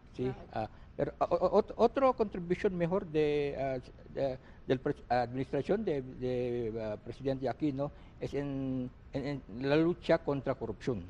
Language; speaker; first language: Spanish; non-native, learner; Filipino